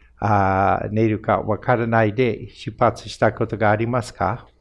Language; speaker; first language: Japanese; non-native, fluent; English